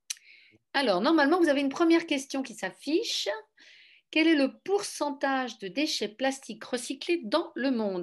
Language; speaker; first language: French; native; French